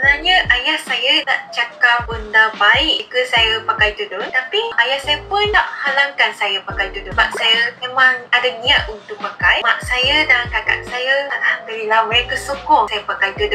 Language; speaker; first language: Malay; non-native, fluent; Japanese